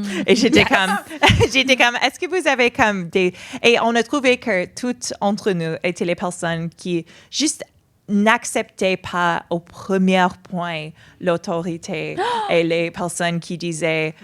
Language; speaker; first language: French; non-native, fluent; English